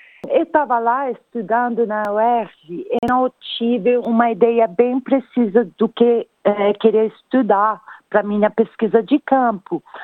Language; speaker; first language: Portuguese; non-native, fluent; Italian